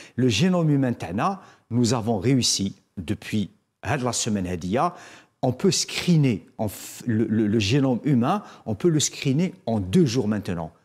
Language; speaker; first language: French; non-native, local second language; Arabic